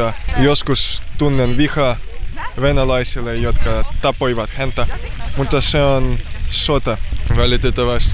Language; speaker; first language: Finnish; non-native, learner; Ukrainian